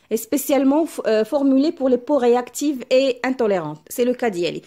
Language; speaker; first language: French; non-native, local second language; Arabic